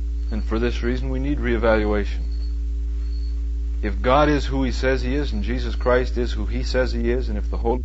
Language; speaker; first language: English; native; English